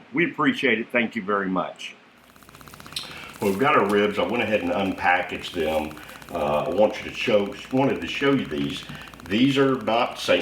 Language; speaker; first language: English; native; English